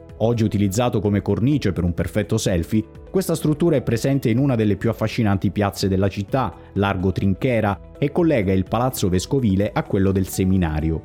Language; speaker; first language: Italian; native; Italian